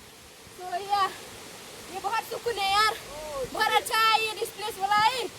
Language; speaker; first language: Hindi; non-native, learner; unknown